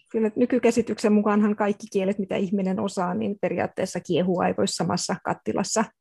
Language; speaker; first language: Finnish; native; Finnish